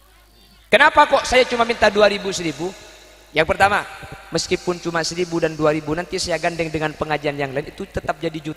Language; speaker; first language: Indonesian; non-native, local second language; Madurese